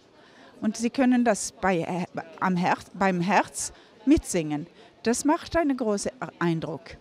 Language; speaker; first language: German; non-native, fluent; Norwegian